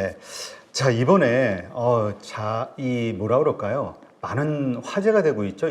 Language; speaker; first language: Korean; native; Korean